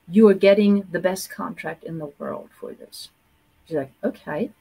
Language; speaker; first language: English; non-native, fluent; German